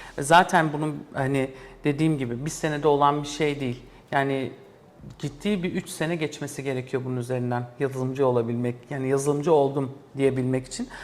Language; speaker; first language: Turkish; early bilingual, heritage; Turkish